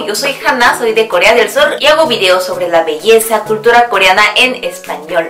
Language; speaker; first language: Spanish; non-native, fluent; Korean